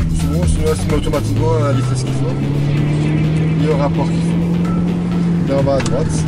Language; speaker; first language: French; native; French